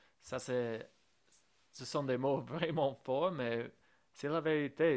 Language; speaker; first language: French; non-native, fluent; English